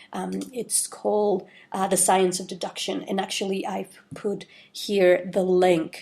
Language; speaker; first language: English; non-native, fluent; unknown